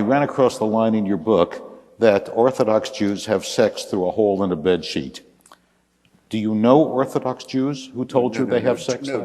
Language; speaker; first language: English; native; English